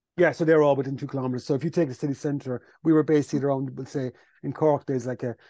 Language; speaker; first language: English; native; English